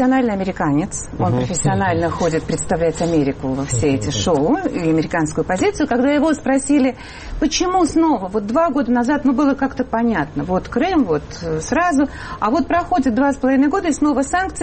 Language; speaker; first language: Russian; native; Russian